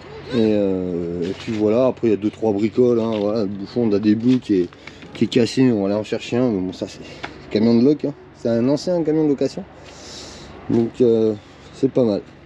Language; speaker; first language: French; native; French